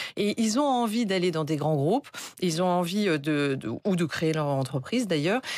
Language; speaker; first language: French; native; French